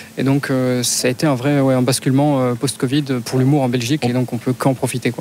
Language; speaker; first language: French; native; French